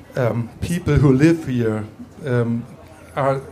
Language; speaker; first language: English; non-native, fluent; German